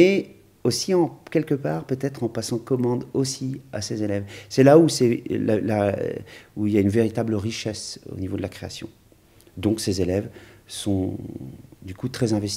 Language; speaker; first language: French; native; French